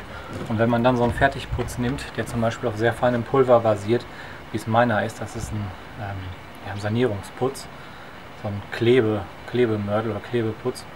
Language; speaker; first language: German; native; German